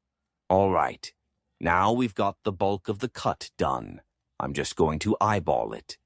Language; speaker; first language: English; native; English